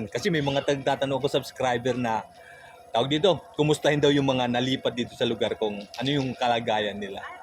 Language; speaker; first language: Filipino; native; Filipino